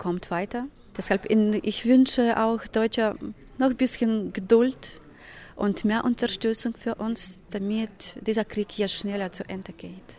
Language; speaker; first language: German; non-native, fluent; Ukrainian